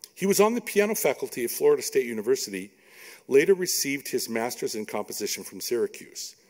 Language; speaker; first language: English; native; English